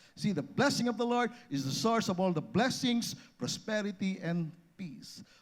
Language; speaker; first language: English; non-native, local second language; Filipino